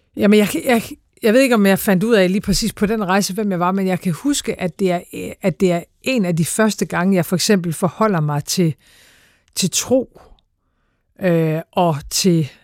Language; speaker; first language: Danish; native; Danish